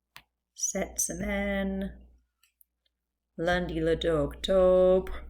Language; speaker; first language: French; non-native, fluent; English